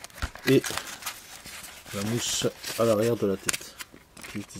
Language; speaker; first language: French; native; French